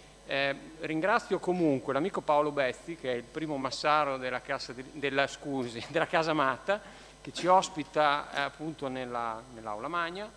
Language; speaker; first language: Italian; native; Italian